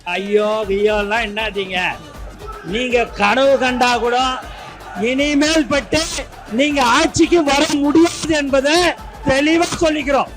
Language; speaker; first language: Tamil; native; Tamil